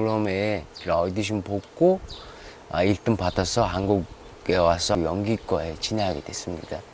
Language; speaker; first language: Korean; non-native, fluent; Mongolian